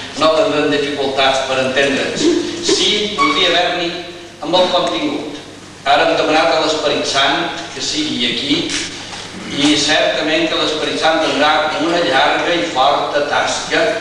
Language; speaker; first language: Catalan; native; Catalan